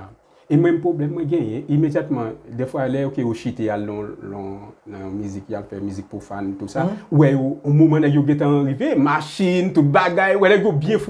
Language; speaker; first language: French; non-native, local second language; Haitian Creole